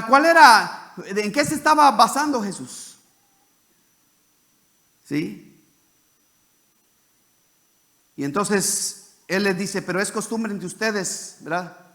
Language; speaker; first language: Spanish; native; Spanish